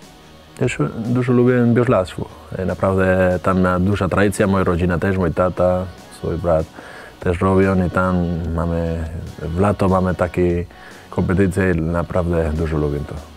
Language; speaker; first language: Polish; non-native, learner; Spanish